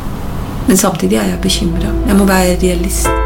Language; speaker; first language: Norwegian; non-native, fluent; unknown